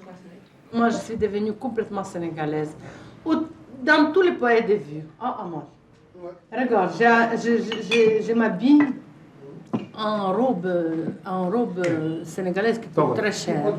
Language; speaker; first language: French; non-native, fluent; Russian